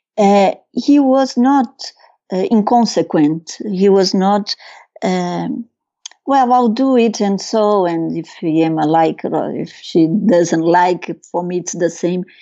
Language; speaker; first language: English; non-native, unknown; Portuguese